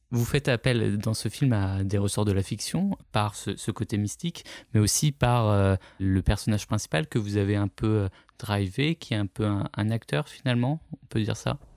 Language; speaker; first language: French; native; French